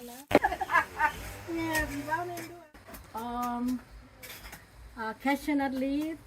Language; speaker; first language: English; non-native, learner; Thai